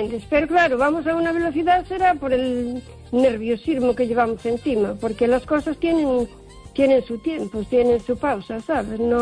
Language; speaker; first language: Spanish; non-native, local second language; Galician